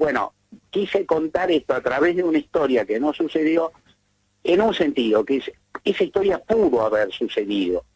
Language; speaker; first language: Spanish; native; Spanish